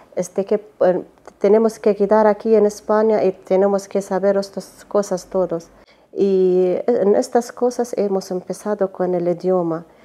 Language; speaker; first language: Spanish; non-native, learner; Arabic